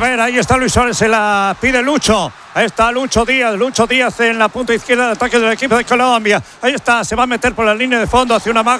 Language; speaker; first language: Spanish; native; Spanish